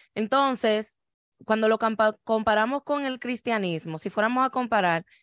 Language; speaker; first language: Spanish; native; Spanish